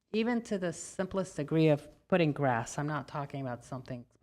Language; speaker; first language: English; native; English